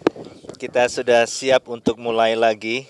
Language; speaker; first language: Indonesian; non-native, fluent; English